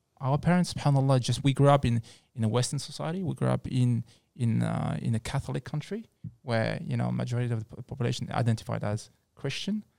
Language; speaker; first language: English; non-native, fluent; French